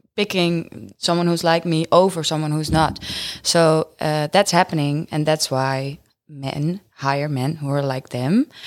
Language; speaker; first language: English; non-native, fluent; Dutch